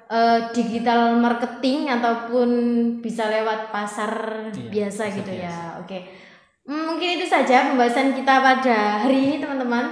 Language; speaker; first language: Indonesian; non-native, local second language; Javanese